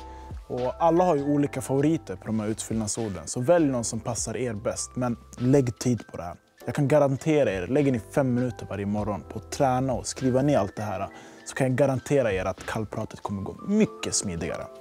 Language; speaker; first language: Swedish; native; Swedish